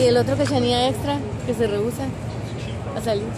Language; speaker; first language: Spanish; native; Spanish